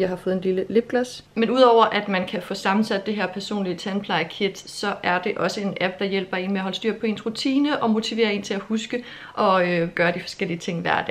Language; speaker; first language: Danish; native; Danish